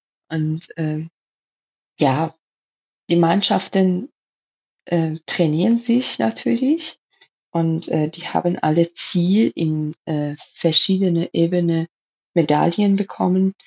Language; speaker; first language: German; non-native, learner; Persian